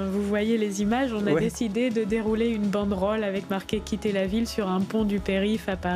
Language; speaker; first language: French; native; French